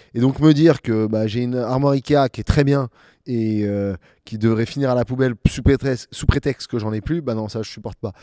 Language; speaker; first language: French; native; French